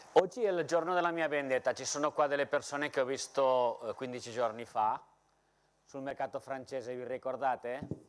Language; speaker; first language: Italian; non-native, fluent; Catalan